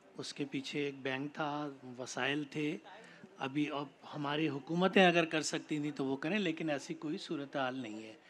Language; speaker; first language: Urdu; native; Urdu